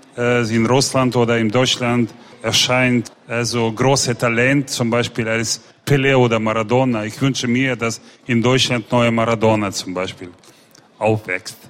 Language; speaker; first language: German; non-native, fluent; Russian